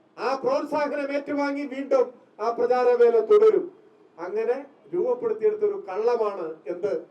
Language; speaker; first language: Malayalam; native; Malayalam